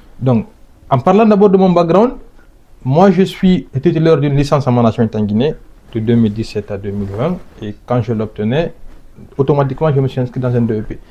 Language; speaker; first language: French; non-native, local second language; Fula